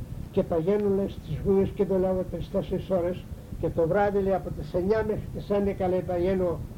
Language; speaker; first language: Greek; native; Greek